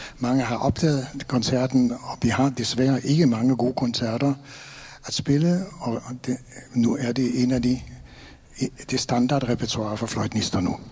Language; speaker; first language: Danish; non-native, fluent; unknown